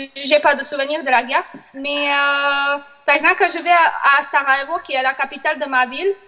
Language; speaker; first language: French; non-native, fluent; Bosnian